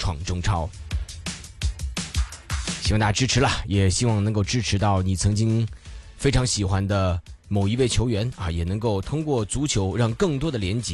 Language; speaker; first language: Chinese; native; Chinese